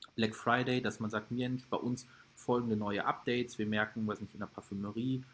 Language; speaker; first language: German; native; German